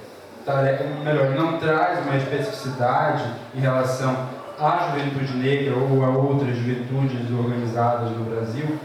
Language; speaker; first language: Portuguese; native; Portuguese